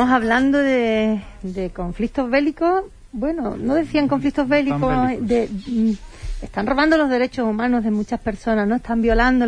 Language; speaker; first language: Spanish; native; Spanish